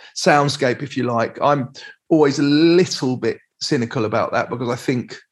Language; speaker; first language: English; native; English